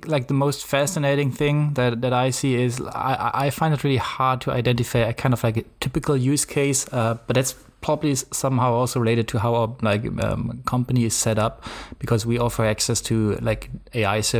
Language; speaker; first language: English; non-native, fluent; German